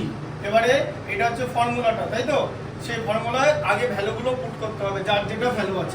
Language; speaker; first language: Bangla; native; Bangla